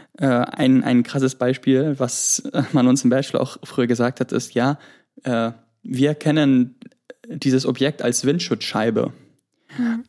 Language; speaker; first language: German; early bilingual, other home language; Greek